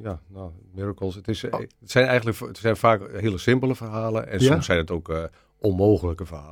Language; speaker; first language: Dutch; native; Dutch